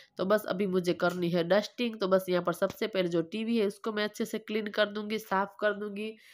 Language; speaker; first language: Hindi; non-native, local second language; Gujarati